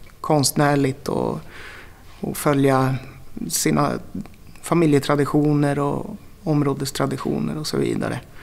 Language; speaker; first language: Swedish; native; Swedish